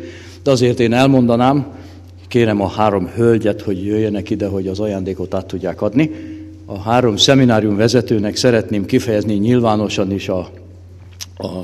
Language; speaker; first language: Hungarian; native; Hungarian